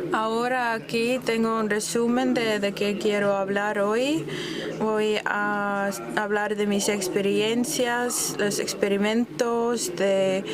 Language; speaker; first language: Spanish; non-native, fluent; German